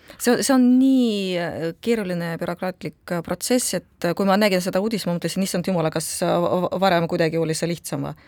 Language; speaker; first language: Estonian; non-native, local second language; Russian